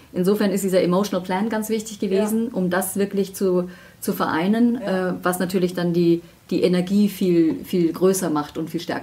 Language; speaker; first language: German; native; German